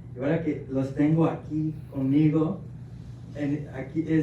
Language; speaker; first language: Spanish; early bilingual, heritage; Spanish